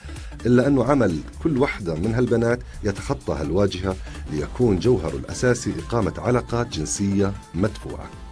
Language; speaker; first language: Arabic; native; Arabic